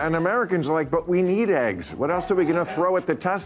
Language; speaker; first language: English; native; English